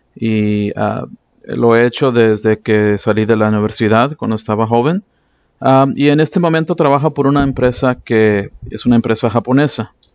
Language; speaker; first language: Spanish; early bilingual, heritage; English